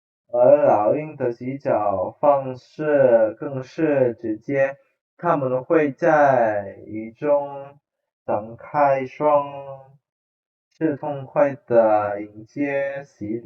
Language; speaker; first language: Chinese; non-native, fluent; Indonesian